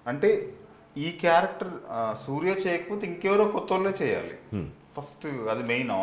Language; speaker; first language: Telugu; native; Telugu